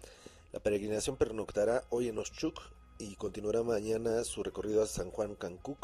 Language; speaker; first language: Spanish; native; Spanish